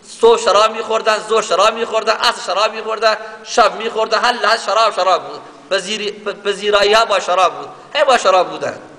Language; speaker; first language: Persian; non-native, local second language; Baluchi